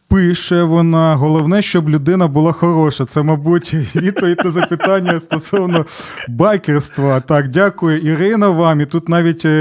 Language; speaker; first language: Ukrainian; native; Ukrainian